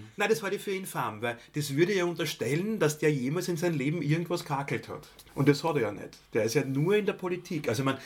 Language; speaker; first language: German; native; German